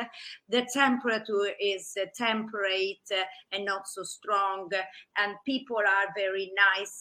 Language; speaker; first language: English; non-native, fluent; Italian